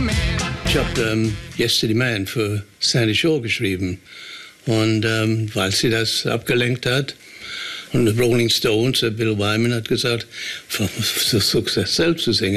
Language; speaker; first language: German; non-native, learner; English